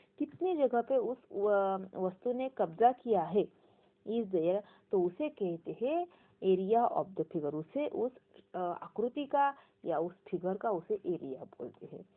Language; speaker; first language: Hindi; non-native, local second language; Marathi